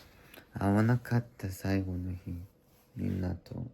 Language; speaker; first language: Japanese; non-native, learner; Mongolian